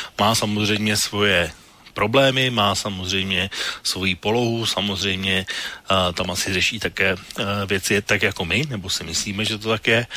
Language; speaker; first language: Czech; native; Czech